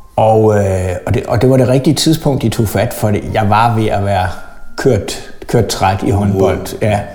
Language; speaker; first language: Danish; native; Danish